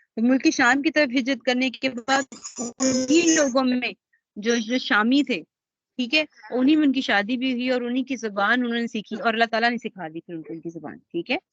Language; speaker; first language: Urdu; native; Urdu